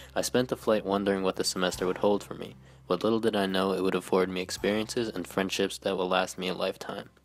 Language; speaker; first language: English; native; English